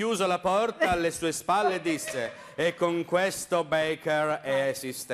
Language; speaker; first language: Italian; native; Italian